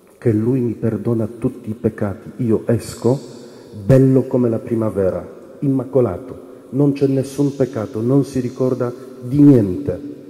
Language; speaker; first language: Italian; non-native, fluent; Polish